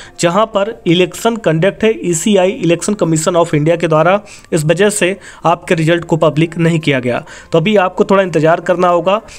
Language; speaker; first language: Hindi; native; Hindi